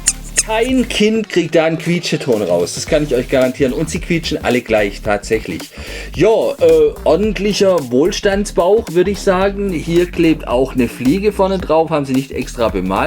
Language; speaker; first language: German; native; German